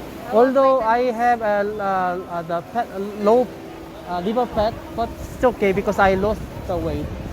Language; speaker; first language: English; non-native, learner; Korean